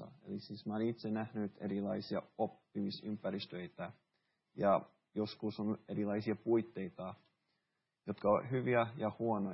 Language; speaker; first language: Finnish; early bilingual, heritage; Finnish